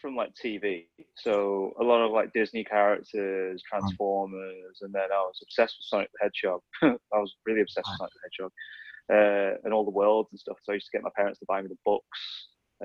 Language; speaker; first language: English; native; English